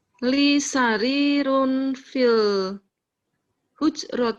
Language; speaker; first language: Arabic; non-native, learner; Indonesian